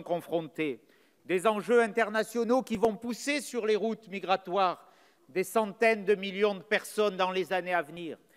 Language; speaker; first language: French; native; French